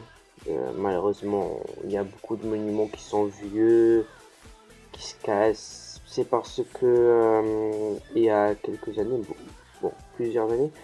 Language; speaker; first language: French; early bilingual, heritage; French